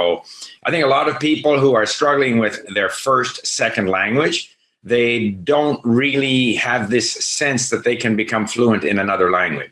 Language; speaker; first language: English; native; English